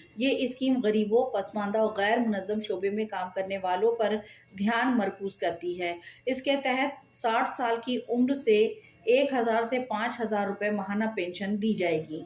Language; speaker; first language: Urdu; native; Urdu